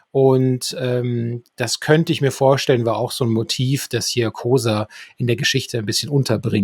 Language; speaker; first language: German; native; German